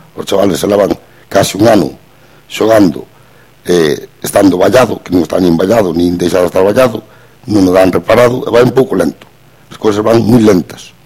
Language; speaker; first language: Galician; native; Galician